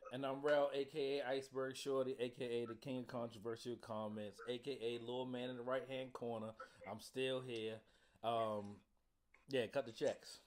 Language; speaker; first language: English; native; English